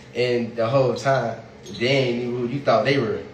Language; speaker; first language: English; native; English